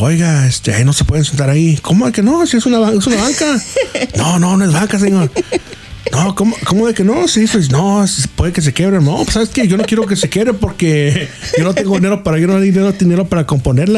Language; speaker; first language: Spanish; early bilingual, heritage; Spanish